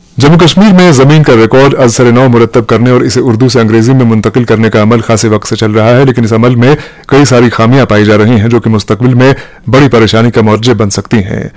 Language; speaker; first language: Urdu; non-native, local second language; Kashmiri